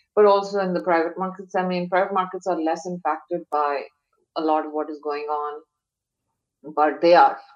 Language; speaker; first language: English; non-native, local second language; Hindi